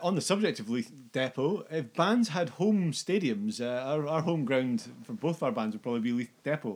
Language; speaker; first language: English; native; English